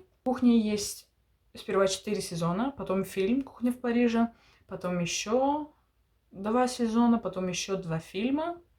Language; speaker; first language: Russian; early bilingual, heritage; Russian